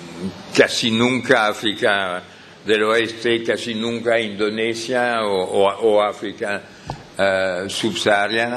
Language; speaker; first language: Spanish; non-native, fluent; French